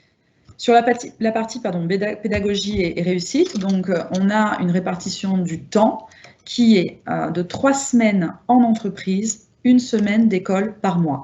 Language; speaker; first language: French; native; French